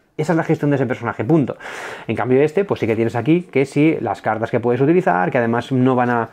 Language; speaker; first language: Spanish; native; Spanish